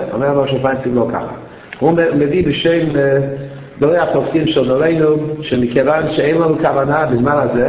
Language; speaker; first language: Hebrew; non-native, fluent; English